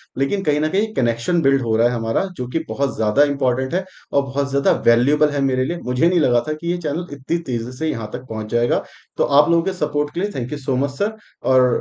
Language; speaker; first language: Hindi; native; Hindi